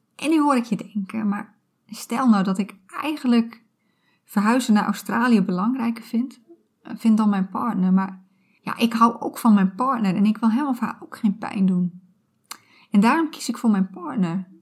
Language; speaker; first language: Dutch; native; Dutch